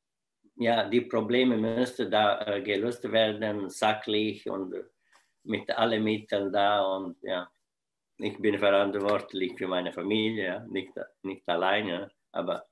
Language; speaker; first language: German; non-native, fluent; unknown